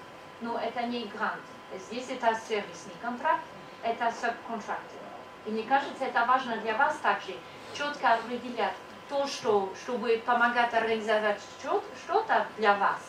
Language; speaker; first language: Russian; non-native, fluent; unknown